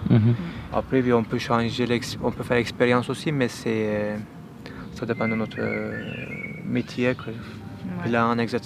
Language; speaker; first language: French; non-native, learner; Turkish